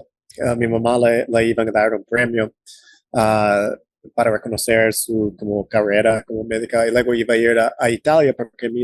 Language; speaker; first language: Spanish; non-native, fluent; English